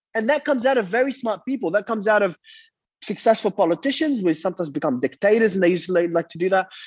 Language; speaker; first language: English; early bilingual, other home language; Arabic